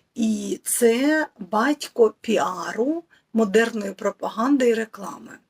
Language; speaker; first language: Ukrainian; native; Ukrainian